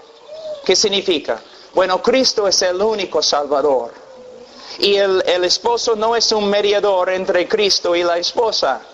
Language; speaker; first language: Spanish; non-native, fluent; English